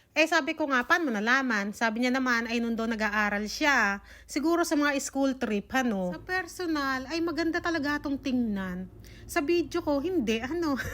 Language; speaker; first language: Filipino; native; Filipino